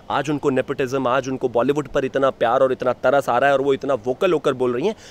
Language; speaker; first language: Hindi; native; Hindi